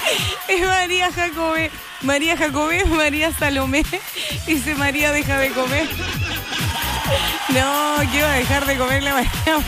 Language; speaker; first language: Spanish; native; Spanish